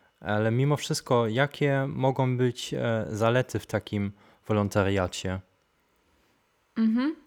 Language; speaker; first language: Polish; non-native, fluent; German